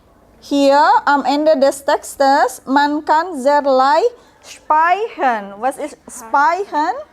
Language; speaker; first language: German; non-native, learner; Indonesian